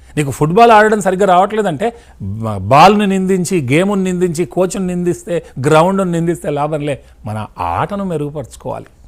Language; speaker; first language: Telugu; native; Telugu